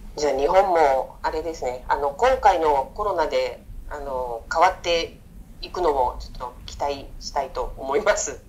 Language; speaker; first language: Japanese; native; Japanese